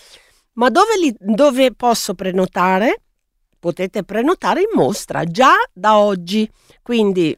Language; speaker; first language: Italian; native; Italian